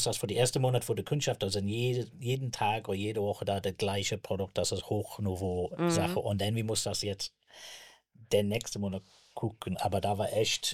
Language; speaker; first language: German; non-native, learner; English